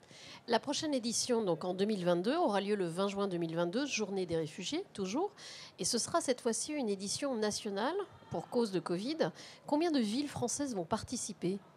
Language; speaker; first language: French; native; French